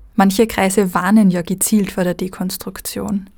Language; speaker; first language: German; native; German